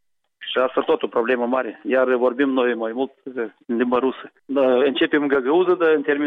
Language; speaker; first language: Romanian; non-native, local second language; Gagauz